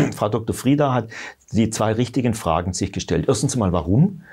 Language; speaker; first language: German; native; German